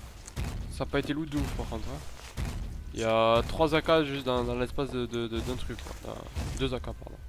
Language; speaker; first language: French; native; French